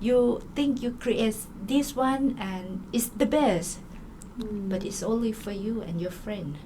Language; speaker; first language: English; non-native, learner; Thai